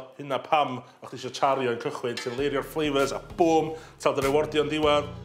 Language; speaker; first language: Welsh; native; Welsh